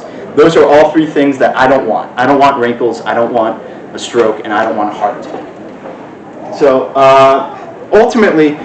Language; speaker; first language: English; native; English